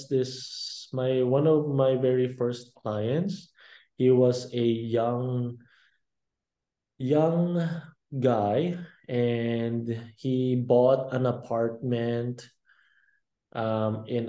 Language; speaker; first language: English; non-native, local second language; Filipino